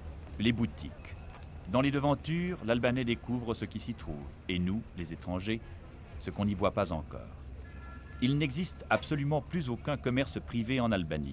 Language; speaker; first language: French; native; French